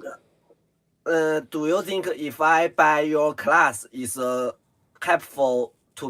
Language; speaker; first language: English; non-native, learner; Chinese